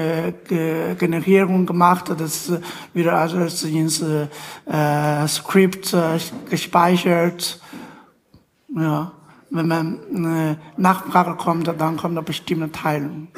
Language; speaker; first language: German; non-native, learner; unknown